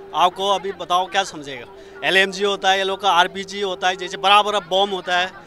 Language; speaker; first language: Hindi; non-native, local second language; Manipuri